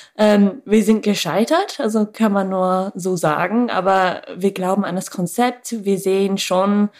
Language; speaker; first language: German; non-native, fluent; English